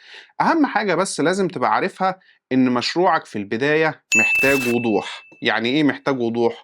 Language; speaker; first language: Arabic; native; Arabic